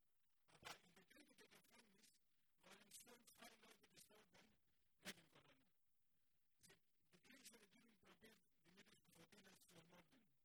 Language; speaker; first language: German; non-native, learner; Greek